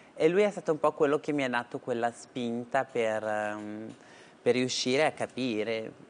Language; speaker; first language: Italian; native; Italian